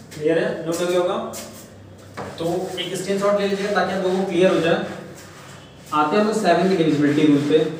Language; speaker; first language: Hindi; native; Hindi